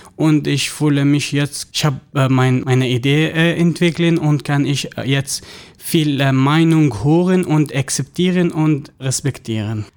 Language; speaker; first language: German; non-native, fluent; Arabic